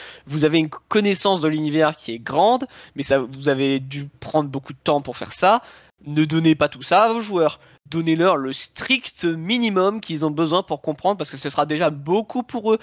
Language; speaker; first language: French; native; French